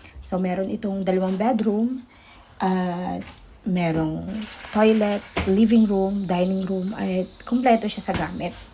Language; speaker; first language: Filipino; native; Filipino